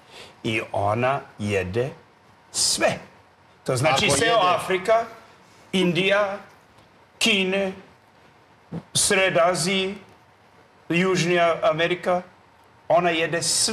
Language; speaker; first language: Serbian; non-native, learner; English